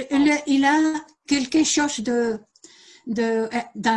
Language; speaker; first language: French; non-native, learner; Spanish